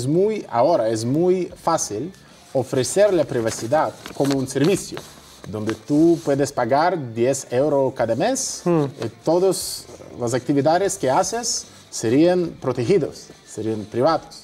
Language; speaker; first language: Spanish; non-native, fluent; Russian